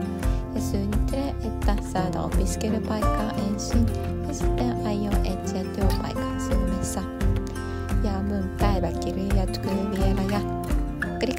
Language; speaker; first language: Finnish; non-native, learner; Japanese